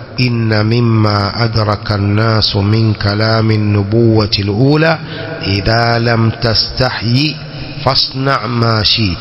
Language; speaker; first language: Arabic; non-native, fluent; Swahili